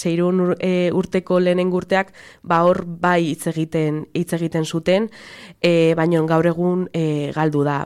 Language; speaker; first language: Basque; non-native, local second language; Spanish